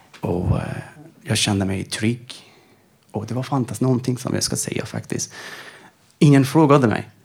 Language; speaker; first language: Swedish; non-native, fluent; Persian